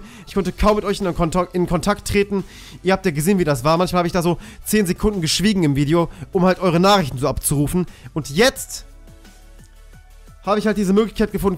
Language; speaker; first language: German; native; German